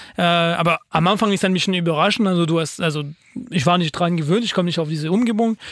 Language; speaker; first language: German; non-native, fluent; French